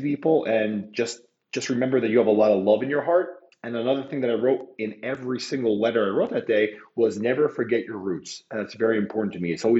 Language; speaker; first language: English; native; English